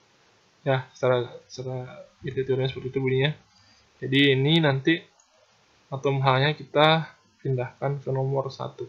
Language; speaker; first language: Indonesian; native; Indonesian